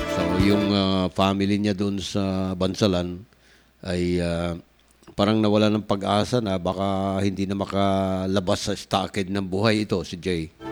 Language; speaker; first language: Filipino; non-native, local second language; Pangasinan